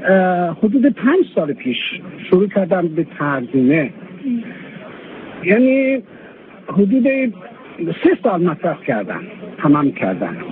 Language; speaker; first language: Persian; non-native, fluent; Chinese